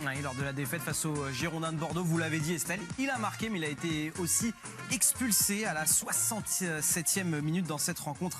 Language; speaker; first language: French; native; French